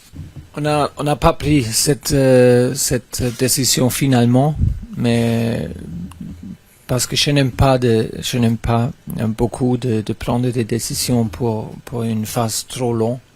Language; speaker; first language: French; non-native, fluent; German